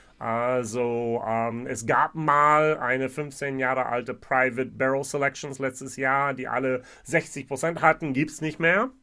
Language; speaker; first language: German; non-native, fluent; English